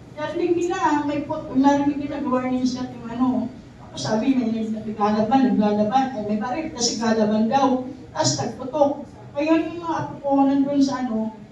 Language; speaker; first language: Filipino; native; Filipino